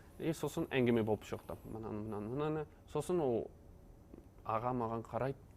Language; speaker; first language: Kazakh; non-native, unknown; Dutch